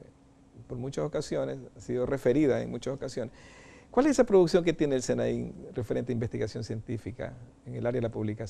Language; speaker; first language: Spanish; native; Spanish